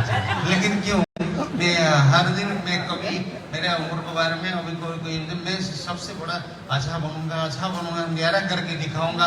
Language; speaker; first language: Hindi; non-native, local second language; Odia